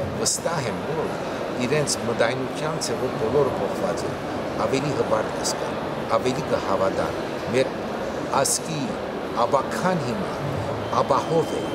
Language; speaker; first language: Armenian; early bilingual, heritage; Armenian